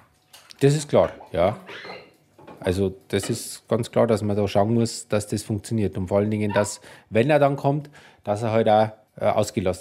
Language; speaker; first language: German; native; German